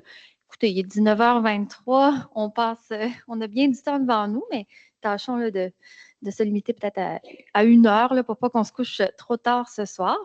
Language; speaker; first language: French; native; French